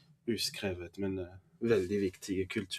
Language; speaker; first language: Norwegian; non-native, fluent; French